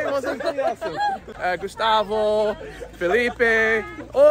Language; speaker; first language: Portuguese; non-native, fluent; English